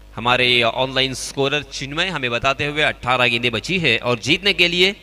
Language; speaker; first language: Hindi; non-native, local second language; Marathi